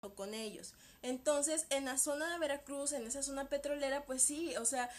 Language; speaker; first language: Spanish; native; Spanish